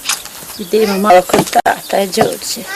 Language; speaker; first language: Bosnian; non-native, learner; Albanian